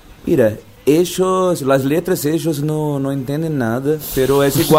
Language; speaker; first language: Spanish; non-native, fluent; Portuguese